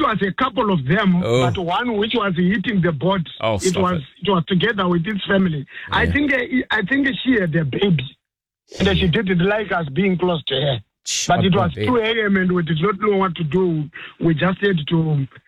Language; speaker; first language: English; non-native, local second language; Shona